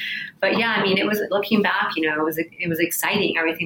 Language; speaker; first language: English; early bilingual, other home language; Spanish